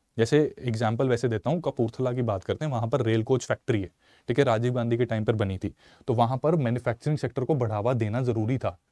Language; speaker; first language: Hindi; native; Hindi